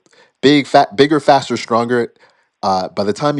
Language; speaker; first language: English; native; English